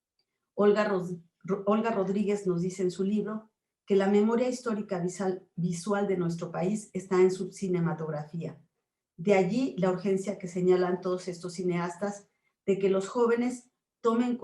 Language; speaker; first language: Spanish; native; Spanish